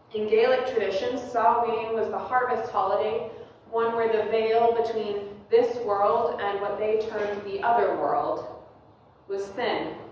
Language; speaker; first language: English; native; English